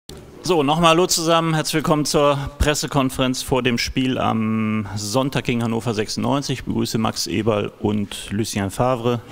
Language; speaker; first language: German; native; German